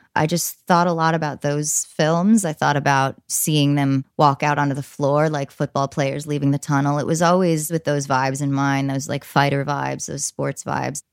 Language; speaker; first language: English; native; English